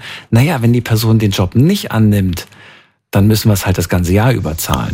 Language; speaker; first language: German; native; German